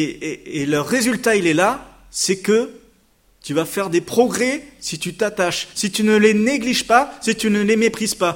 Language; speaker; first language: French; native; French